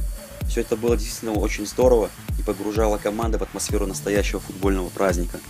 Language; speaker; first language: Russian; native; Russian